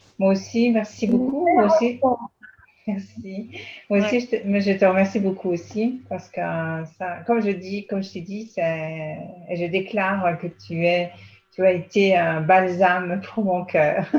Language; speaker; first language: French; native; French